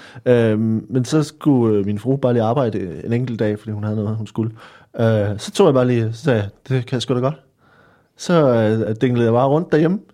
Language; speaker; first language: Danish; native; Danish